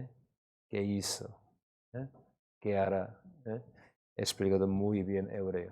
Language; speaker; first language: Spanish; non-native, learner; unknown